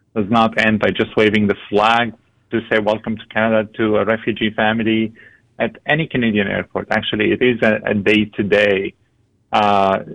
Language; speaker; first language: English; non-native, fluent; Arabic